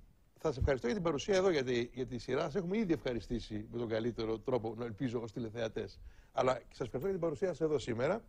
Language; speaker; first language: Greek; native; Greek